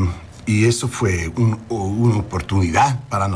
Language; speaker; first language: Spanish; early bilingual, heritage; Spanish